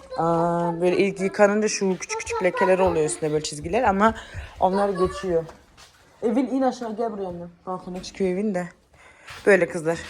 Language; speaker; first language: Turkish; early bilingual, heritage; Turkish